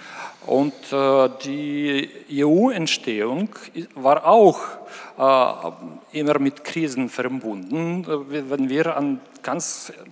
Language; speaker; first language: German; non-native, fluent; Ukrainian